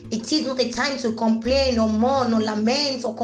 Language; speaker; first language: English; non-native, local second language; Yoruba